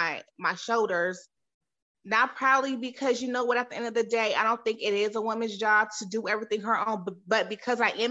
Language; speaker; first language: English; native; English